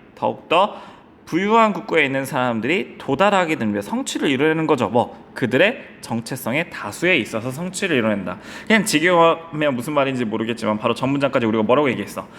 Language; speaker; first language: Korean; native; Korean